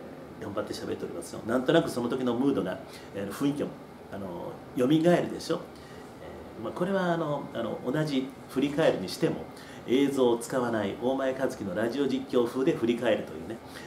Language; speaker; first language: Japanese; native; Japanese